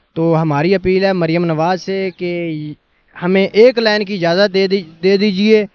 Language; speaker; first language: Urdu; non-native, local second language; Punjabi